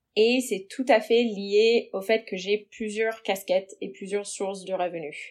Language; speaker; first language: French; non-native, fluent; English